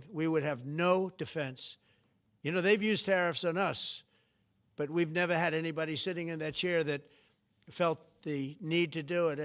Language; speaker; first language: English; native; English